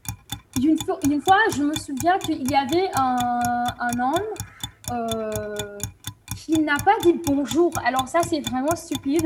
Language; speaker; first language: French; non-native, fluent; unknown